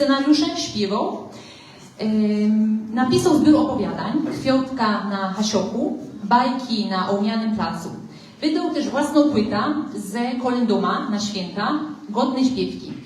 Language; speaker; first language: Polish; native; Polish